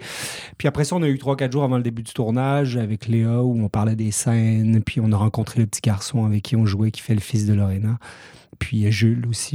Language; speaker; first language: French; native; French